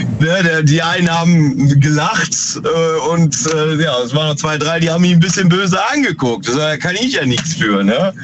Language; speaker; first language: German; native; German